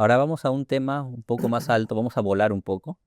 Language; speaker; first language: Spanish; native; Spanish